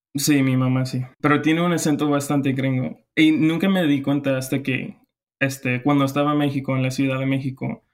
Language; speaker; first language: Spanish; non-native, fluent; English